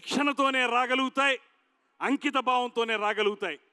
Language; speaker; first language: Telugu; native; Telugu